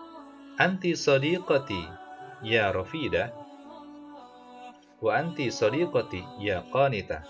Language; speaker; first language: Arabic; non-native, fluent; Indonesian